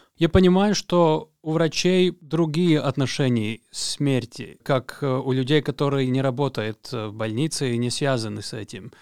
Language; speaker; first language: Russian; non-native, local second language; Latvian